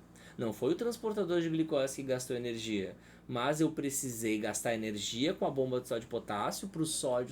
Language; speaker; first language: Portuguese; native; Portuguese